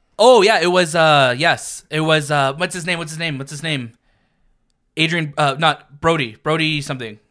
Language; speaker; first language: English; native; English